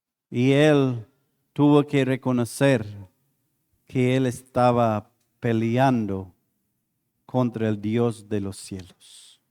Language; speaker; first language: Spanish; non-native, fluent; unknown